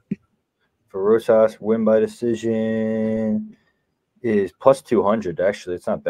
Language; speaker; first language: English; native; English